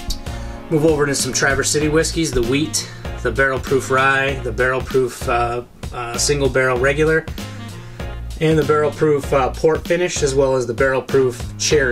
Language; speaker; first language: English; native; English